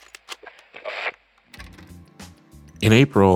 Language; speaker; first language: English; native; English